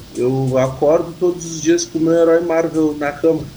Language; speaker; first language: Portuguese; native; Portuguese